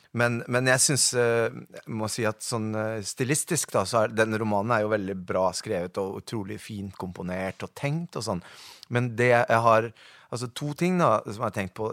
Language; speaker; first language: Norwegian; early bilingual, other home language; Spanish